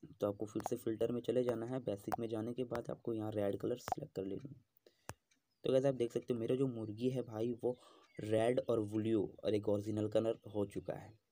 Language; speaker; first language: Hindi; native; Hindi